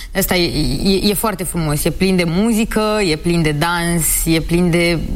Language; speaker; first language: Romanian; non-native, local second language; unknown